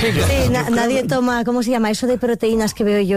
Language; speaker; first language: Spanish; native; Spanish